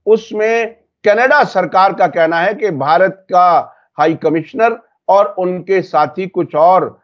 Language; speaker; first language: Hindi; native; Hindi